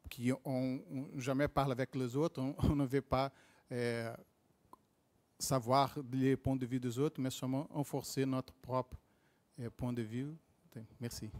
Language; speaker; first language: French; non-native, learner; Portuguese